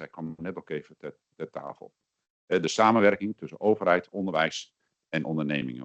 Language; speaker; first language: Dutch; native; Dutch